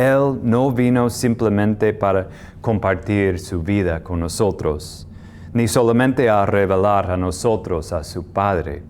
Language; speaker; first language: Spanish; non-native, fluent; English